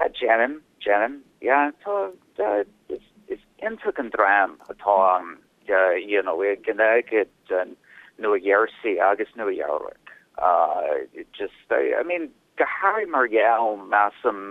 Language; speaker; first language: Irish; non-native, learner; English